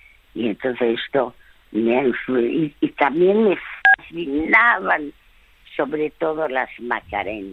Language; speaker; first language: Spanish; early bilingual, other home language; French